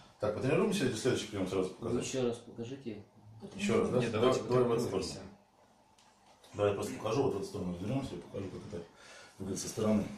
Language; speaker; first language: Russian; native; Russian